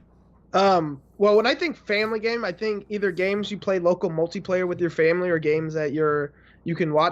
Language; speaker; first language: English; native; English